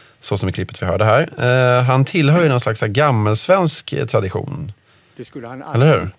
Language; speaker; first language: Swedish; native; Swedish